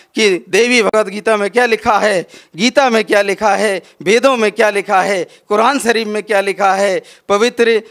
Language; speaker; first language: Hindi; native; Hindi